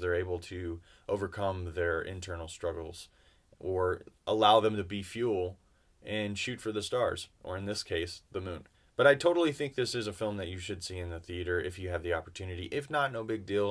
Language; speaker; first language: English; native; English